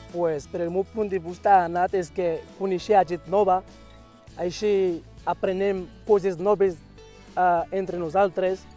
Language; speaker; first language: Catalan; early bilingual, other home language; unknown